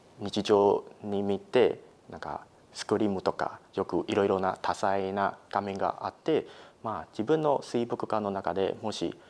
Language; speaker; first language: Japanese; non-native, fluent; Chinese